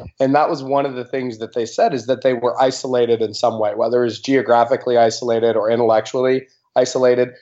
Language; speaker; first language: English; native; English